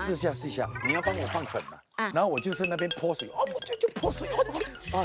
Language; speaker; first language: Chinese; native; Chinese